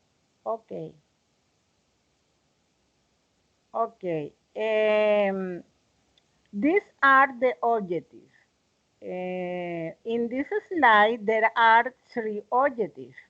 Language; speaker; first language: English; non-native, learner; Spanish